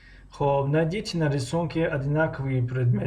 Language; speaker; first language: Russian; non-native, fluent; Tajik